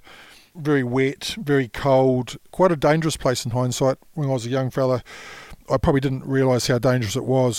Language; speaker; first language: English; native; English